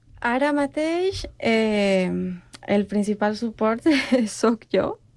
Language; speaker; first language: Catalan; non-native, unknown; Spanish